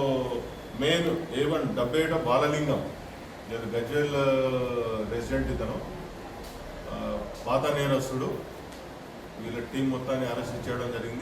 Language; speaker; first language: Telugu; native; Telugu